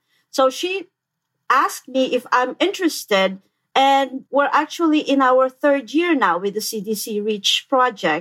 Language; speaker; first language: English; non-native, local second language; Filipino